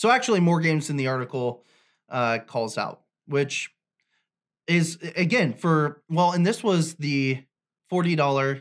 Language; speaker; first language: English; native; English